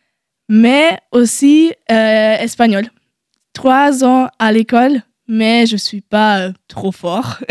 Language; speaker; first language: French; non-native, learner; German